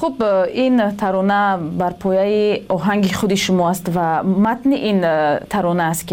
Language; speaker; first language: Tajik; native; Tajik